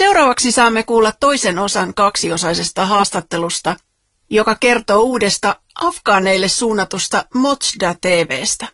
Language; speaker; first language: Finnish; native; Finnish